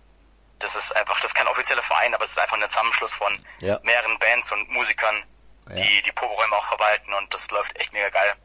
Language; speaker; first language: German; native; German